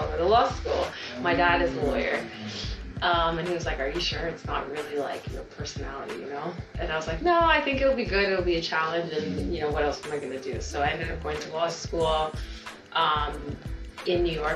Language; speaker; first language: English; native; English